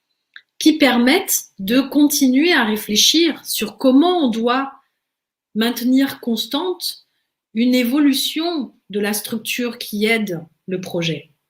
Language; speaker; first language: French; native; French